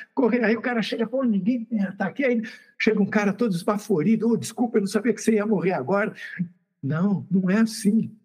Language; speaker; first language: Portuguese; native; Portuguese